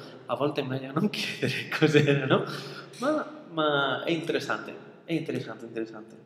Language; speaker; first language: Italian; non-native, fluent; Spanish